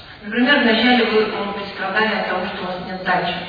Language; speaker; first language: Russian; native; Russian